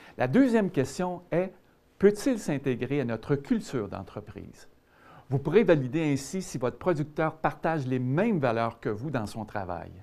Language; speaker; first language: French; native; French